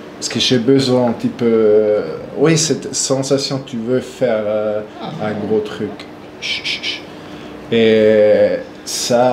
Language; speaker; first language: French; non-native, local second language; German